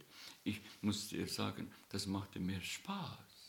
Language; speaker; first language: German; non-native, learner; Estonian